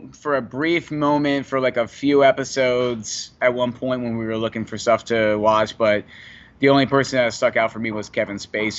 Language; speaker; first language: English; native; English